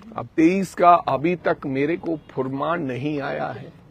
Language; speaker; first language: Hindi; non-native, local second language; Punjabi